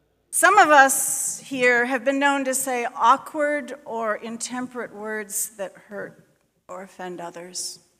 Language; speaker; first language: English; native; English